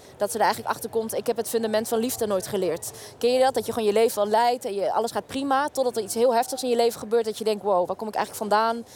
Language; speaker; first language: Dutch; early bilingual, other home language; Vietnamese